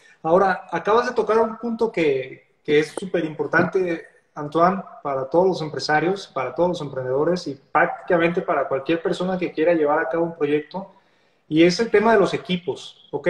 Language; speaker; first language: Spanish; native; Spanish